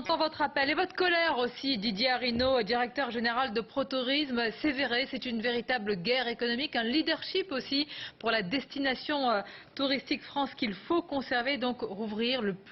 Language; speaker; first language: French; native; French